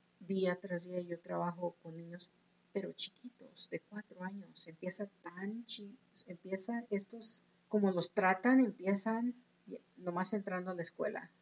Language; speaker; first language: Spanish; early bilingual, heritage; Spanish